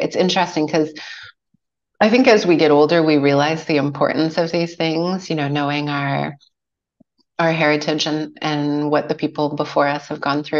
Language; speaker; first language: English; native; English